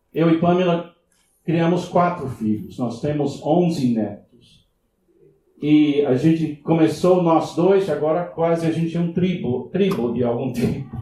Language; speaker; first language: Portuguese; non-native, fluent; English